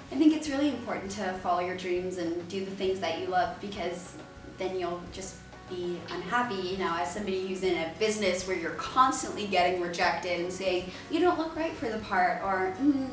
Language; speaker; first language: English; native; English